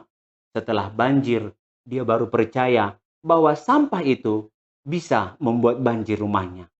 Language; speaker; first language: Indonesian; native; Indonesian